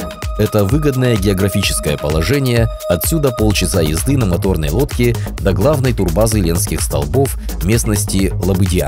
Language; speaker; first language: Russian; native; Russian